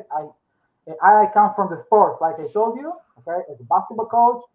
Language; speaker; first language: English; non-native, learner; Hebrew